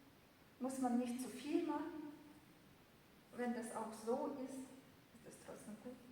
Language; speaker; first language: German; non-native, fluent; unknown